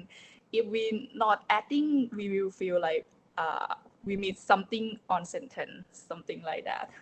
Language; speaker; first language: English; non-native, learner; Thai